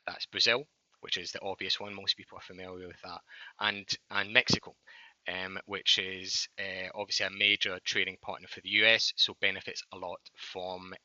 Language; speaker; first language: English; native; English